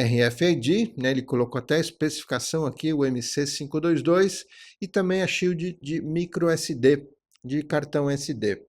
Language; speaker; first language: Portuguese; native; Portuguese